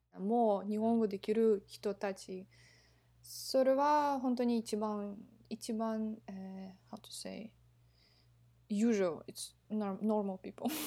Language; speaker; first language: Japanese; non-native, learner; Russian